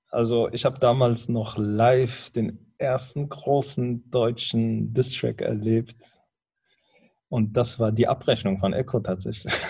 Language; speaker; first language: German; native; German